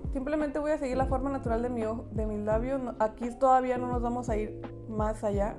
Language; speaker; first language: Spanish; native; Spanish